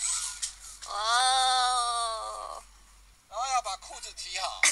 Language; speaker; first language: Chinese; native; Chinese